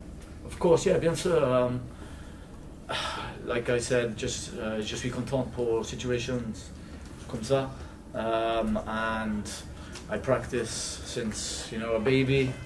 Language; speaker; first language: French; non-native, learner; English